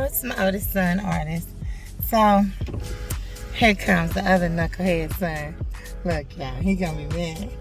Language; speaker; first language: English; native; English